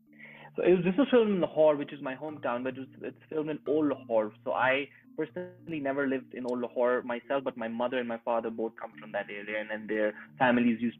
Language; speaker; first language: English; non-native, local second language; Urdu